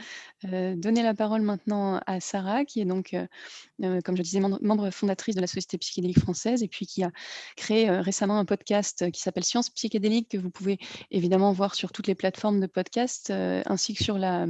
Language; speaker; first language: French; native; French